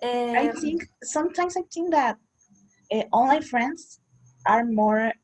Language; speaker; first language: English; non-native, learner; Spanish